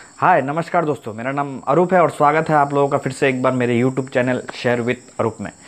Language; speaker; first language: Hindi; non-native, local second language; Assamese